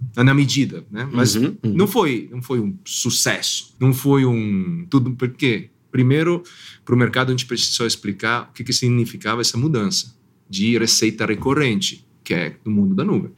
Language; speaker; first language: Portuguese; non-native, fluent; Italian